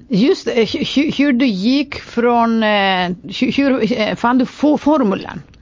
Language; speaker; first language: Swedish; non-native, fluent; Greek